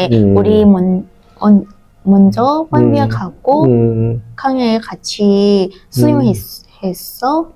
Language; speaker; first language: Korean; non-native, learner; Hmong